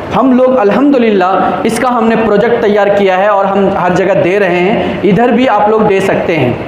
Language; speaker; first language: Urdu; native; Urdu